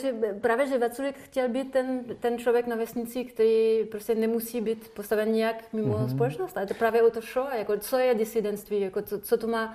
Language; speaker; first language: Czech; non-native, fluent; French